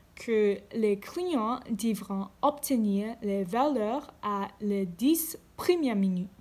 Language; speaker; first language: French; non-native, learner; English